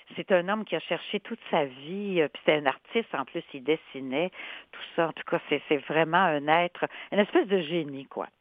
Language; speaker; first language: French; native; French